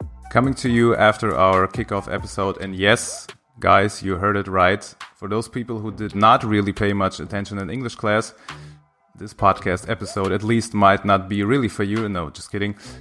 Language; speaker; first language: English; non-native, fluent; German